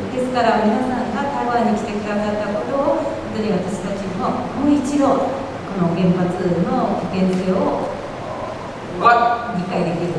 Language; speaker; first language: Japanese; non-native, fluent; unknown